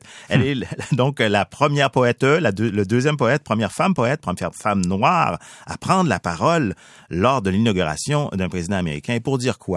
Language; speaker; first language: French; native; French